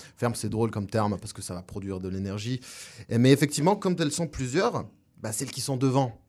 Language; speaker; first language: French; non-native, fluent; Spanish